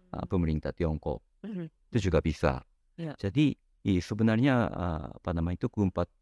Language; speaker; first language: Indonesian; non-native, fluent; Japanese